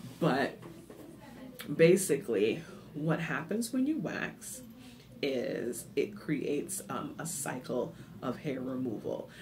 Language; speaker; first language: English; native; English